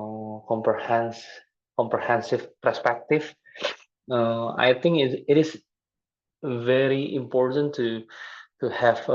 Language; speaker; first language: English; non-native, fluent; Indonesian